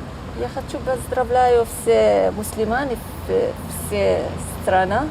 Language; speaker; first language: Russian; non-native, learner; Turkish